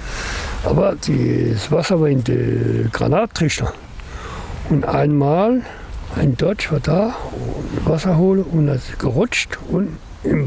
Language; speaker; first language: German; non-native, learner; French